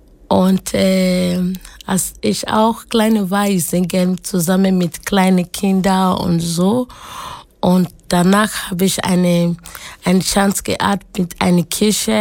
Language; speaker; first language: German; non-native, learner; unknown